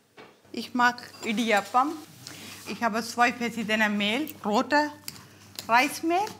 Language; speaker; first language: German; non-native, learner; Tamil